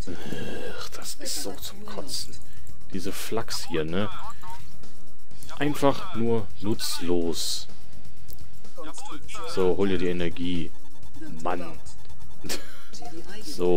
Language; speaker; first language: German; native; German